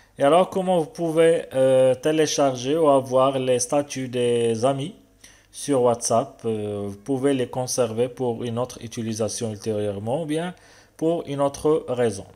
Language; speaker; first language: French; non-native, local second language; Arabic